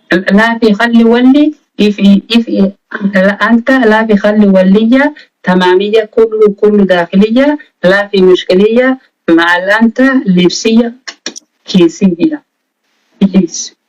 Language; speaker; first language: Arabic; non-native, learner; Oromo